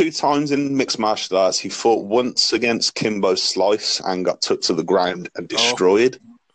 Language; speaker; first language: English; native; English